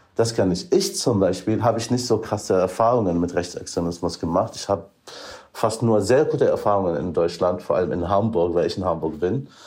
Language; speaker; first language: German; non-native, fluent; Arabic